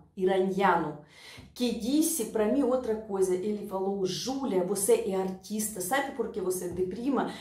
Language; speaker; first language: Portuguese; non-native, fluent; Russian